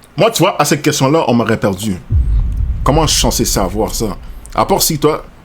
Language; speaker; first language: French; native; French